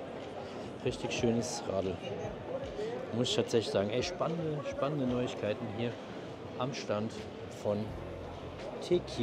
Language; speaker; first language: German; native; German